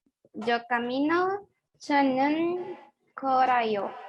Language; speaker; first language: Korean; non-native, learner; Spanish